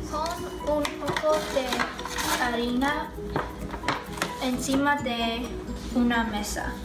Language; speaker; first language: Spanish; non-native, learner; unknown